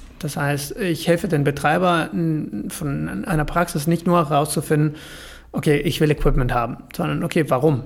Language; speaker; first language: German; non-native, fluent; Spanish